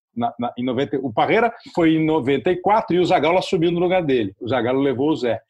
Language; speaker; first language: Portuguese; native; Portuguese